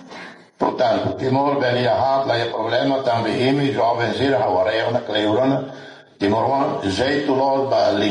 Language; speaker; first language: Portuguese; non-native, local second language; Tetum